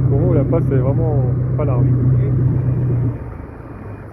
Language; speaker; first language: French; native; French